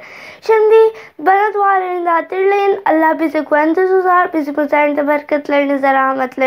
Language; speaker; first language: Turkish; non-native, fluent; Urdu